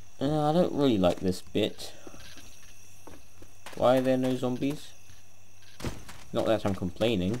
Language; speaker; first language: English; native; English